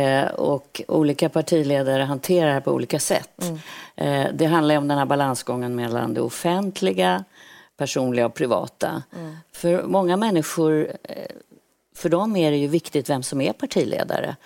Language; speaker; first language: Swedish; native; Swedish